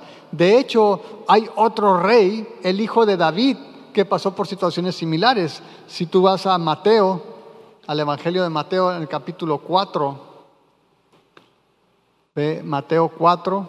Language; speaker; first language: Spanish; native; Spanish